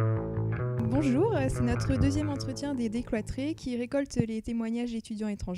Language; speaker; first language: French; native; French